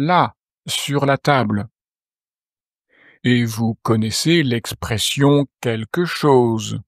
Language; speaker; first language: French; native; French